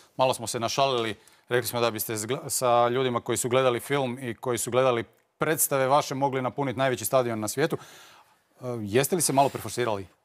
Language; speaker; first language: Croatian; native; Croatian